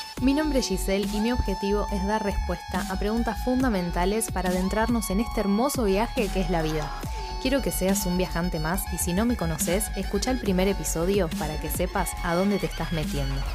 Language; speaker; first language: Spanish; native; Spanish